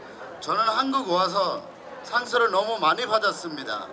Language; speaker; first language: Korean; non-native, fluent; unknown